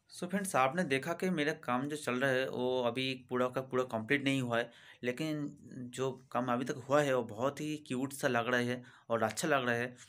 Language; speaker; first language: Hindi; non-native, local second language; Bangla